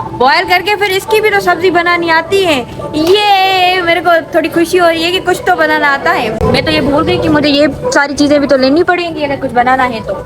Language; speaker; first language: Urdu; non-native, local second language; Sindhi